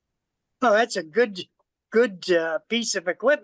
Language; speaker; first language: English; native; English